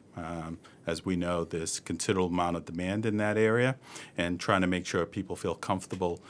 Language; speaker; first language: English; native; English